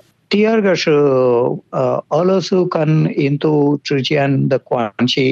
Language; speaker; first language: Chinese; non-native, fluent; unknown